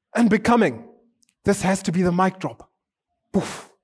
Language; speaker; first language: English; non-native, local second language; Shona